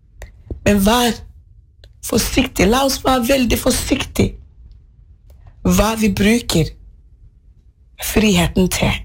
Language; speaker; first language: Norwegian; non-native, fluent; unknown